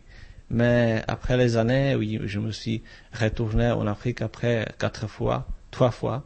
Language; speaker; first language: French; non-native, fluent; Czech